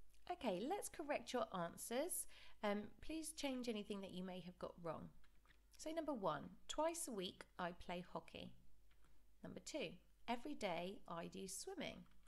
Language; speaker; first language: English; native; English